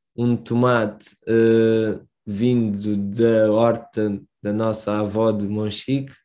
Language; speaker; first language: Portuguese; early bilingual, other home language; Romanian